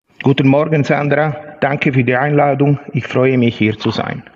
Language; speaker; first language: German; non-native, fluent; Italian